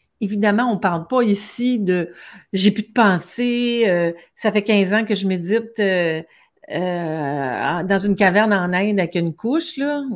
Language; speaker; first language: French; native; French